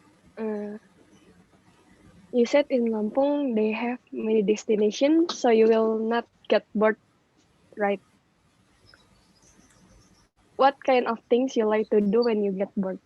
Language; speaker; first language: English; non-native, local second language; Indonesian